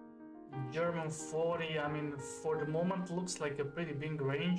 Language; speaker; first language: English; non-native, fluent; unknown